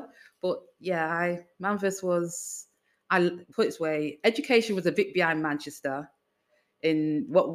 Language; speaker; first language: English; native; English